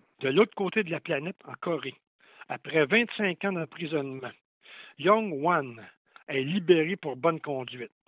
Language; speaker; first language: French; native; French